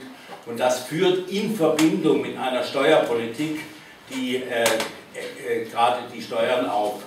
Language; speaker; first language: German; native; German